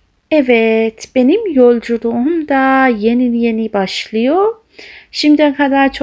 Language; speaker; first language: Turkish; non-native, fluent; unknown